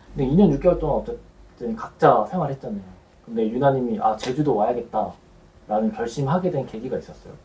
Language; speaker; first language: Korean; native; Korean